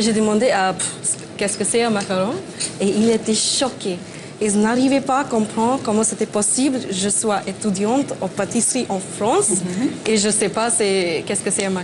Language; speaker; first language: French; non-native, fluent; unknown